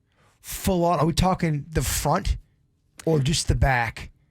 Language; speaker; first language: English; native; English